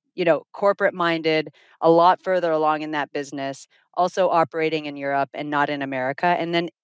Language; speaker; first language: English; non-native, fluent; Finnish